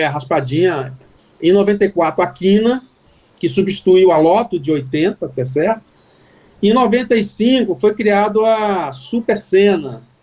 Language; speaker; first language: Portuguese; native; Portuguese